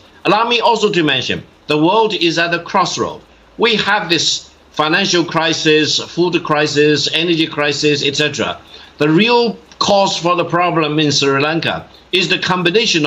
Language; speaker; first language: English; non-native, fluent; Chinese